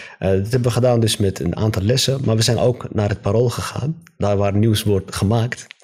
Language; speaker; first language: Dutch; native; Dutch